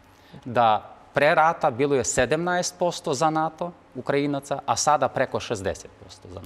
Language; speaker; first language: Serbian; non-native, fluent; Ukrainian